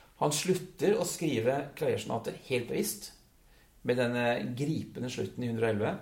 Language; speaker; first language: Norwegian; early bilingual, other home language; Dutch